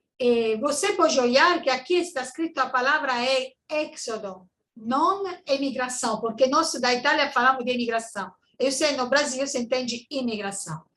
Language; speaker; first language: Portuguese; non-native, learner; Italian